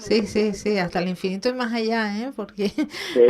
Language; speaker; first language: Spanish; native; Spanish